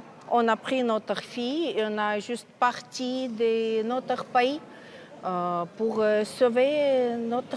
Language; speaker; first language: French; non-native, fluent; Ukrainian